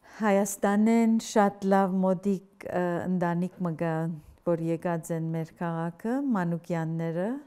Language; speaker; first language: Armenian; early bilingual, heritage; Armenian